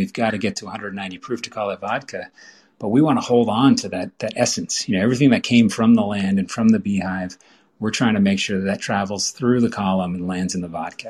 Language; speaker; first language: English; native; English